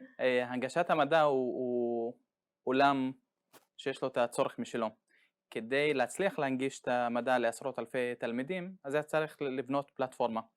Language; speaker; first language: Hebrew; non-native, local second language; Arabic